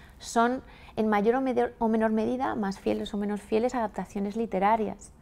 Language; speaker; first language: Spanish; native; Spanish